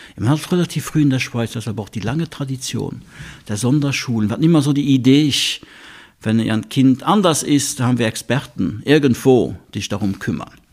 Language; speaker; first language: German; non-native, local second language; Luxembourgish